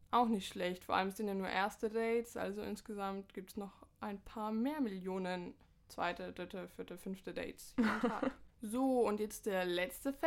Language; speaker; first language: German; native; German